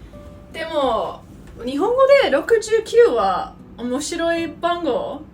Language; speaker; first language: Japanese; non-native, learner; English